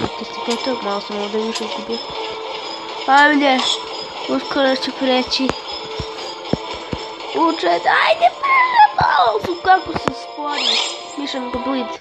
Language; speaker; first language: Russian; non-native, learner; Serbian